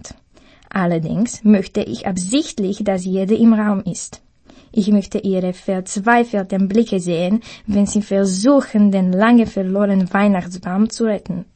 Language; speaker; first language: German; non-native, learner; Slovak